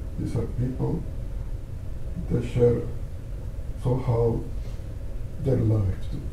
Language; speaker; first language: English; non-native, fluent; Spanish